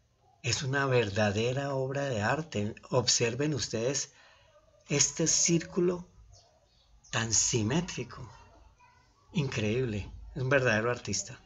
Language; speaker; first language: Spanish; native; Spanish